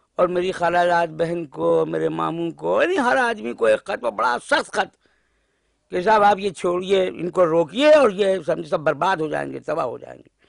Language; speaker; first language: Urdu; native; Urdu